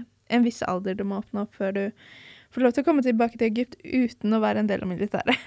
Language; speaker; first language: Norwegian; early bilingual, other home language; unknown